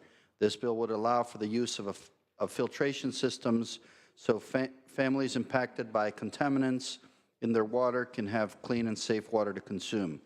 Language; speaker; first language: English; native; English